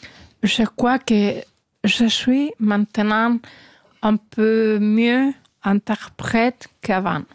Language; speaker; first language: French; non-native, fluent; Spanish